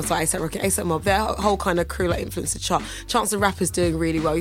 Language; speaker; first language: English; native; English